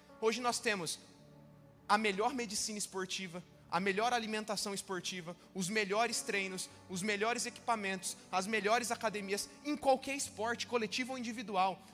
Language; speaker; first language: Portuguese; native; Portuguese